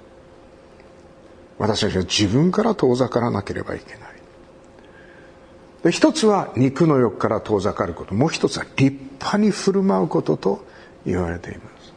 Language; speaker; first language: Japanese; native; Japanese